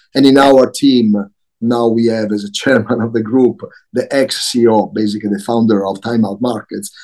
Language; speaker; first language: English; non-native, fluent; Italian